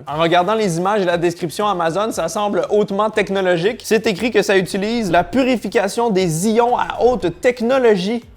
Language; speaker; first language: French; native; French